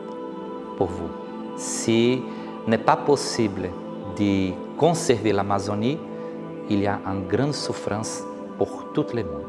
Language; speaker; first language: French; non-native, learner; Portuguese